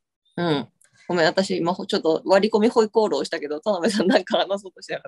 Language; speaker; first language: Japanese; native; Japanese